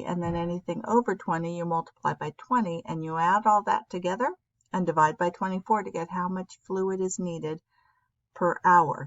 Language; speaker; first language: English; native; English